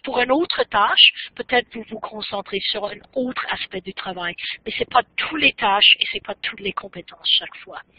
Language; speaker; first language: French; non-native, fluent; English